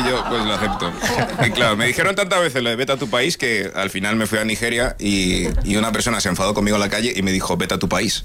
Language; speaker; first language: Spanish; early bilingual, other home language; English